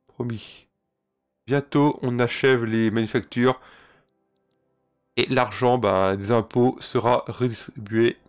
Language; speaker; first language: French; native; French